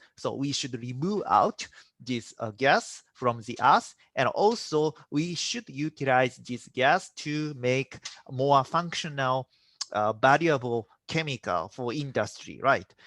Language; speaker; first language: English; non-native, fluent; Japanese